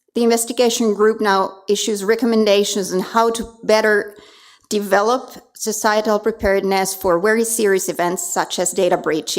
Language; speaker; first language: English; non-native, fluent; Finnish